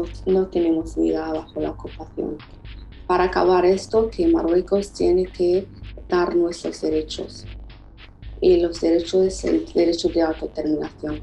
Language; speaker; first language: Spanish; non-native, fluent; Arabic